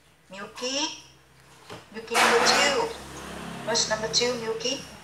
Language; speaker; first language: English; non-native, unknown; Vietnamese